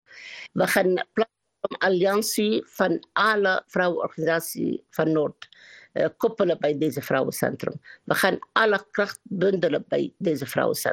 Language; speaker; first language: Dutch; non-native, learner; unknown